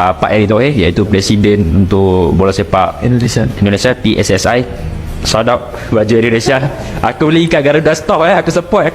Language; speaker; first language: Malay; native; Malay